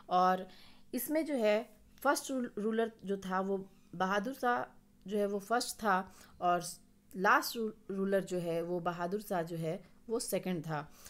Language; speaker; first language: Hindi; native; Hindi